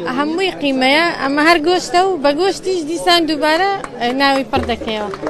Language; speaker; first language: Central Kurdish; non-native, local second language; Kurdish